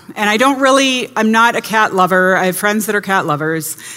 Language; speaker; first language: English; native; English